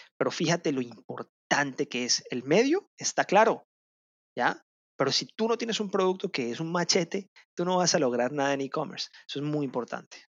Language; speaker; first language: Spanish; native; Spanish